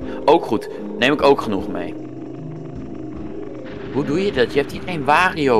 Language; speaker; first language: Dutch; native; Dutch